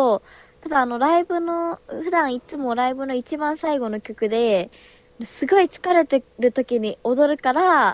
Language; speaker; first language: Japanese; early bilingual, heritage; Japanese